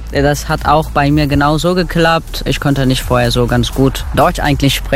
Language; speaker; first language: German; non-native, learner; Turkish